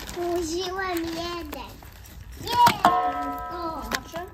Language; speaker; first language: Polish; early bilingual, heritage; Polish